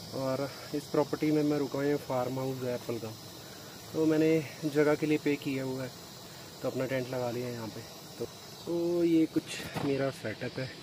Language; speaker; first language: Hindi; non-native, local second language; Punjabi